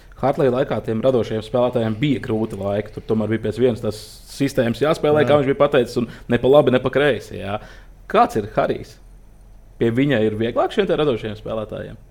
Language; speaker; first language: Latvian; native; Latvian